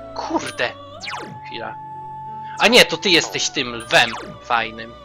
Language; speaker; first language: Polish; native; Polish